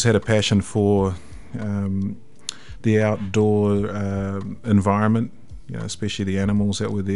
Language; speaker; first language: English; native; English